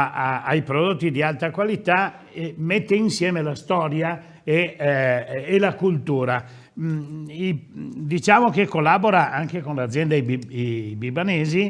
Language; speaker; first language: Italian; native; Italian